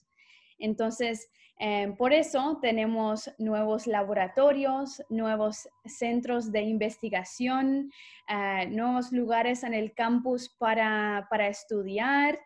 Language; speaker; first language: Spanish; non-native, fluent; English